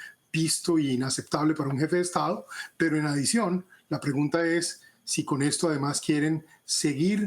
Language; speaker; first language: Spanish; native; Spanish